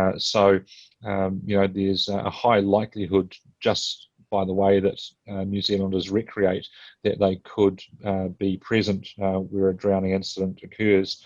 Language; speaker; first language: English; native; English